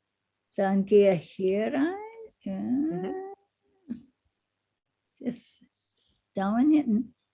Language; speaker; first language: German; non-native, learner; English